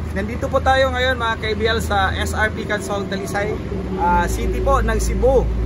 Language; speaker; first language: Filipino; non-native, local second language; Cebuano